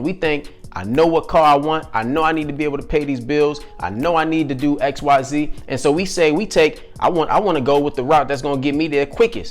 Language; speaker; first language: English; native; English